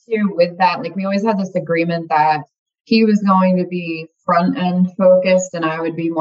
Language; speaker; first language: English; native; English